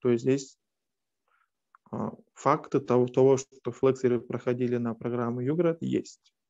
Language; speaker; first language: Russian; native; Russian